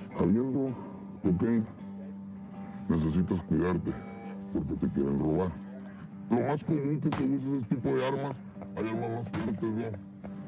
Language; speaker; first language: Spanish; native; Spanish